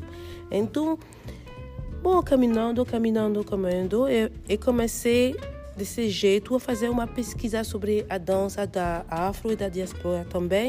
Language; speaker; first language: Portuguese; non-native, fluent; French